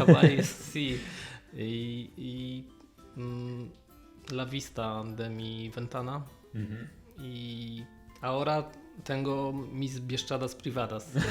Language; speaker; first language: Spanish; non-native, learner; Polish